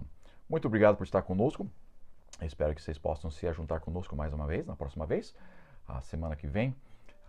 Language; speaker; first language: Portuguese; non-native, fluent; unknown